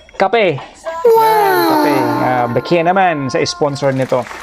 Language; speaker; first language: Filipino; non-native, local second language; Bikol